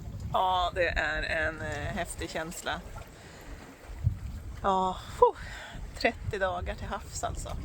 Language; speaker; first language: Swedish; native; Swedish